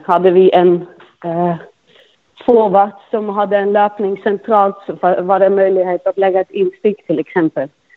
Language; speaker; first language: Swedish; non-native, fluent; Dutch